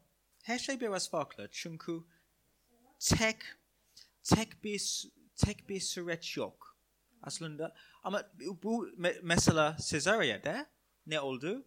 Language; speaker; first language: Turkish; non-native, fluent; English